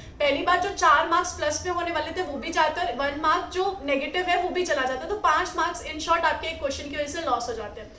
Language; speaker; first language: Hindi; native; Hindi